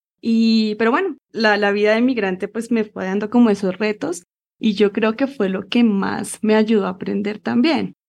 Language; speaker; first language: Spanish; native; Spanish